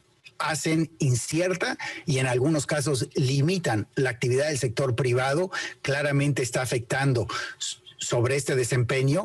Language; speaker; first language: Spanish; native; Spanish